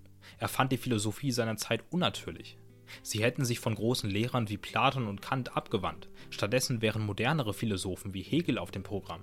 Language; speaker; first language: German; native; German